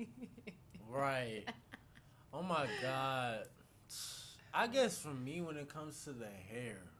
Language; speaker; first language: English; native; English